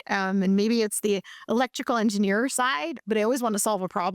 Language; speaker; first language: English; native; English